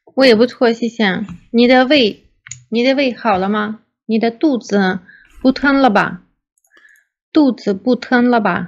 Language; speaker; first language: Chinese; non-native, fluent; Russian